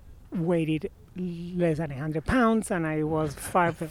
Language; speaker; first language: English; non-native, fluent; Spanish